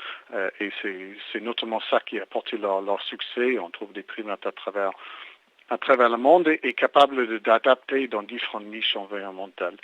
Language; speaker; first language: French; native; French